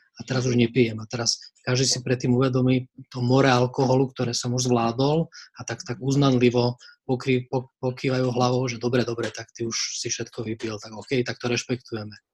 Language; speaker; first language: Slovak; native; Slovak